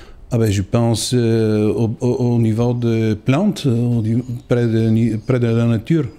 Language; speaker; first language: French; non-native, fluent; Bulgarian